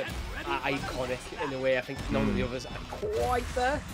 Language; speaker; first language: English; native; English